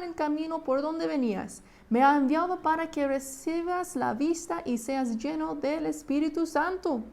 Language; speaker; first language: Spanish; non-native, fluent; English